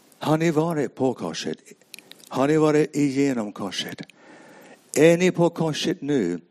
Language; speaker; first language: Swedish; non-native, fluent; English